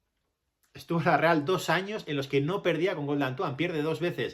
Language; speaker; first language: Spanish; native; Spanish